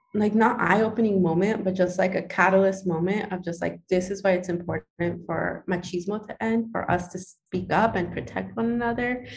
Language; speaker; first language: English; early bilingual, other home language; Spanish